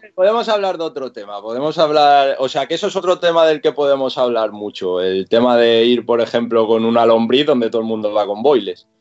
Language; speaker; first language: Spanish; native; Spanish